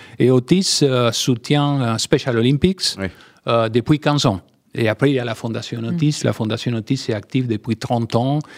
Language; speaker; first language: French; non-native, fluent; Spanish